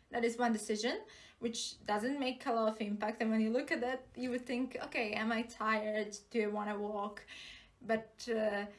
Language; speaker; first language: English; non-native, fluent; Serbian